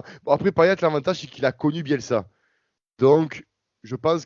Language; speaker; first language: French; native; French